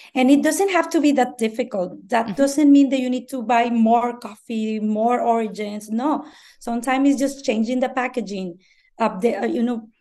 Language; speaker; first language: English; non-native, fluent; Spanish